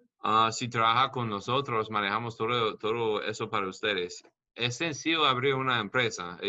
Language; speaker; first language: Spanish; non-native, learner; English